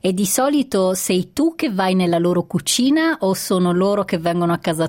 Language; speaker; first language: Italian; native; Italian